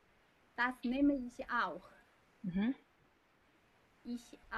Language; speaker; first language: German; non-native, learner; Chinese